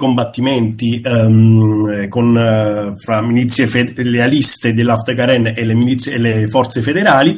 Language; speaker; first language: Italian; native; Italian